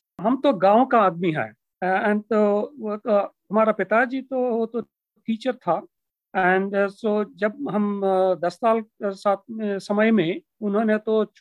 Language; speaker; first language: Hindi; non-native, local second language; Telugu